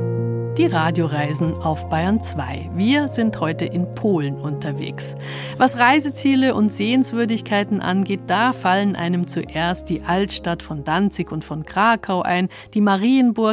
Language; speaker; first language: German; native; German